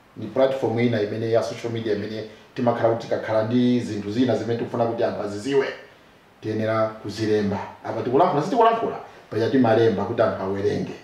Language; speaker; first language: Nyanja; non-native, local second language; Tumbuka